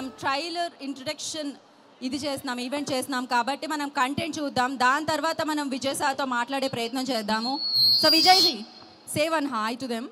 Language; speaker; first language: Telugu; native; Telugu